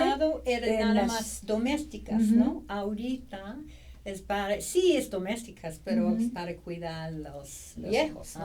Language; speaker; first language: Spanish; non-native, fluent; English